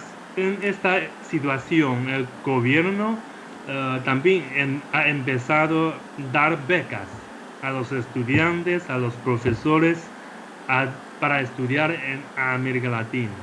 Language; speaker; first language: Spanish; non-native, fluent; Chinese